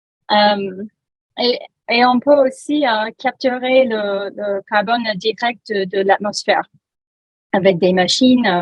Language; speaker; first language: French; non-native, learner; English